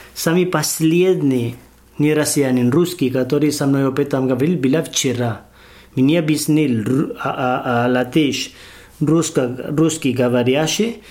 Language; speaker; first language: Russian; non-native, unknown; Spanish